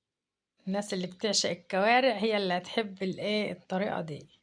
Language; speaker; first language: Arabic; native; Arabic